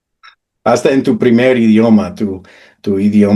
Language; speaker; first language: Spanish; non-native, fluent; English